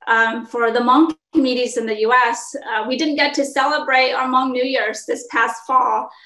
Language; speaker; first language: English; early bilingual, other home language; Hmong